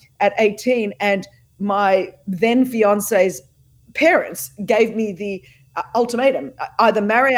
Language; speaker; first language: English; non-native, local second language; Greek